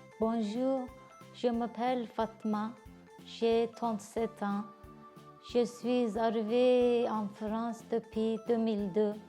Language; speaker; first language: French; non-native, learner; Turkish